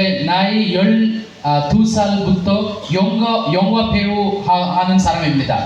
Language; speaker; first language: Korean; non-native, learner; Telugu